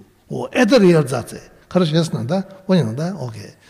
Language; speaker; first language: Russian; non-native, learner; Tibetan